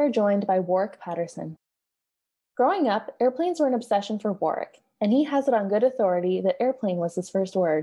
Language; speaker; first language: English; native; English